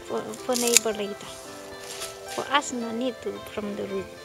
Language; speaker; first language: English; non-native, learner; Indonesian